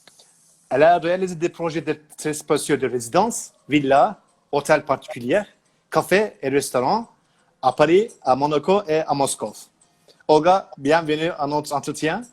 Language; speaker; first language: French; non-native, learner; Turkish